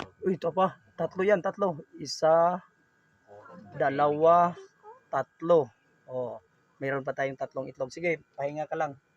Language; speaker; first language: Filipino; non-native, local second language; Cebuano